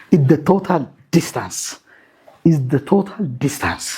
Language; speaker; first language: English; non-native, local second language; Amharic